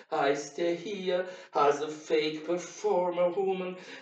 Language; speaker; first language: English; non-native, learner; Italian